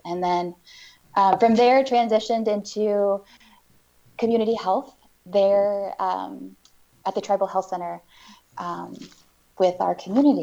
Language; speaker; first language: English; native; English